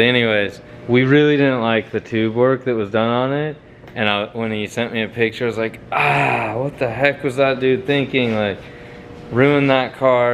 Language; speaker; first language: English; native; English